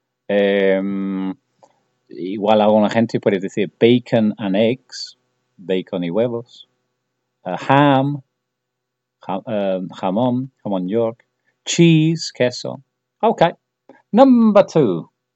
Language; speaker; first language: Spanish; non-native, fluent; English